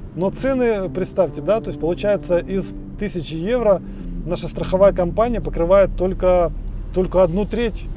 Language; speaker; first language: Russian; native; Russian